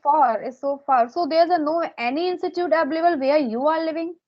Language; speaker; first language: English; non-native, local second language; Hindi